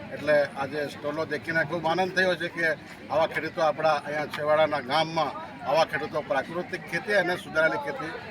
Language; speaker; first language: Gujarati; native; Gujarati